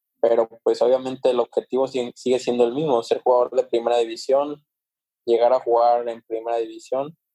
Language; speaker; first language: Spanish; native; Spanish